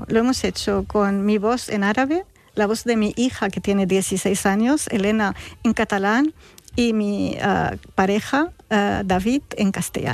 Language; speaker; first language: Spanish; non-native, fluent; Arabic